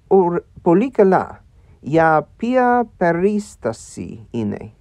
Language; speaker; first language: Greek; non-native, learner; English